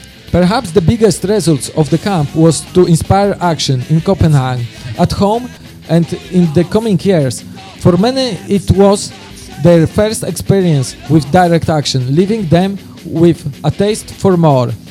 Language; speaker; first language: English; non-native, fluent; Polish